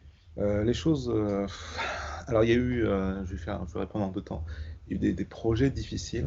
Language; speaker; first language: French; native; French